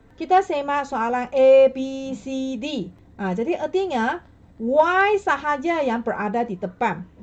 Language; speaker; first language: Malay; non-native, local second language; Chinese